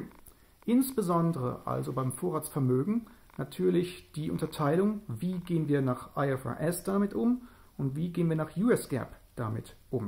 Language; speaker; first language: German; native; German